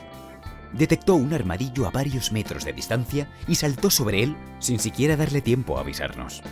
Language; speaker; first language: Spanish; native; Spanish